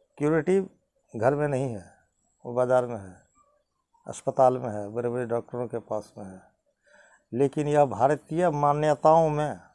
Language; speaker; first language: Hindi; native; Hindi